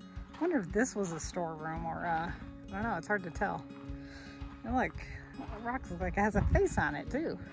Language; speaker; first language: English; native; English